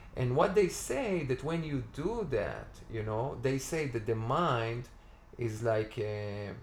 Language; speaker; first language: English; non-native, fluent; Hebrew